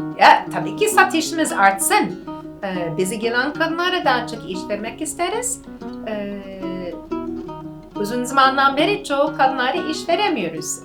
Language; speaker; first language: Turkish; non-native, learner; English